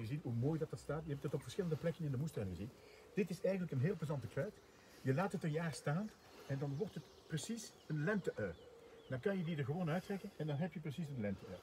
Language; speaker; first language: Dutch; native; Dutch